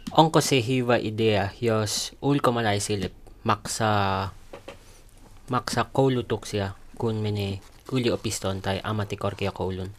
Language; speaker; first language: Finnish; non-native, learner; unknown